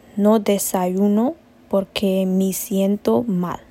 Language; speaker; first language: Spanish; non-native, learner; Amharic